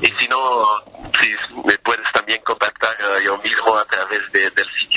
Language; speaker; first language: Spanish; non-native, fluent; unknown